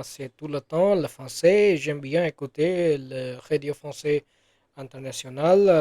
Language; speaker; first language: French; non-native, learner; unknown